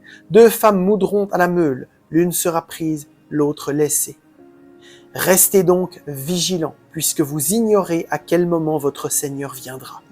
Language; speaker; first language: French; native; French